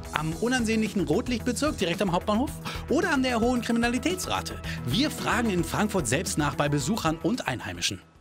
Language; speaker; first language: German; native; German